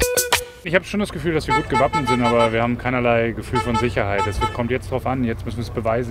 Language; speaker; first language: German; native; German